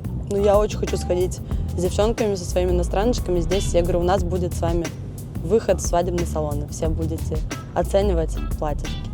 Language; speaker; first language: Russian; native; Russian